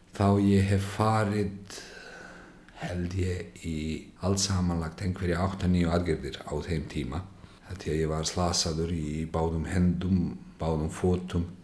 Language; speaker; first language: Icelandic; non-native, fluent; Bosnian